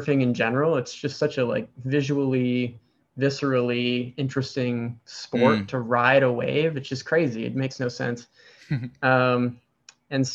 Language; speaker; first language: English; native; English